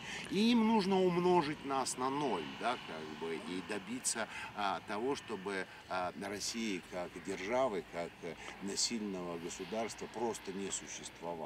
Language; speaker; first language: Russian; native; Russian